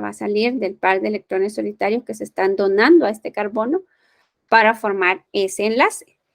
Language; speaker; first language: Spanish; native; Spanish